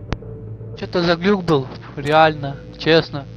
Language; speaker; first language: Russian; native; Russian